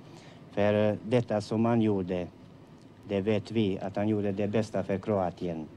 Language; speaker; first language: Swedish; non-native, fluent; Croatian